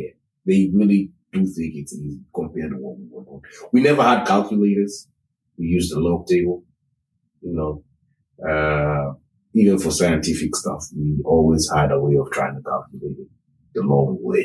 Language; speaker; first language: English; non-native, local second language; Kikuyu